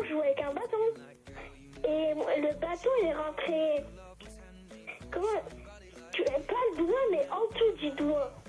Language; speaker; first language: French; early bilingual, other home language; Turkish